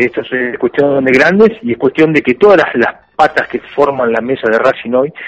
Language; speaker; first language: Spanish; native; Spanish